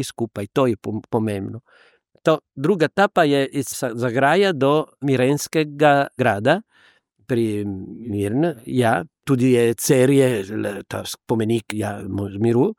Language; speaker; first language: Slovenian; non-native, learner; Italian